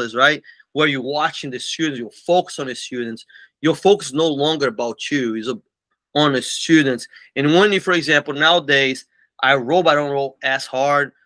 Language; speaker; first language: English; non-native, fluent; Portuguese